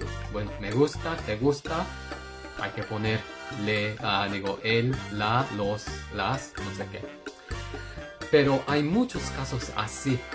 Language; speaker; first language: Spanish; non-native, fluent; Japanese